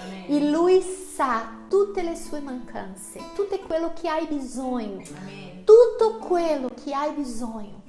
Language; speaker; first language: Italian; non-native, fluent; Portuguese